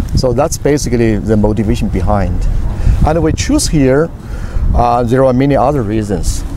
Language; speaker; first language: English; non-native, fluent; Chinese